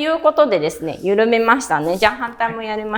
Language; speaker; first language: Japanese; native; Japanese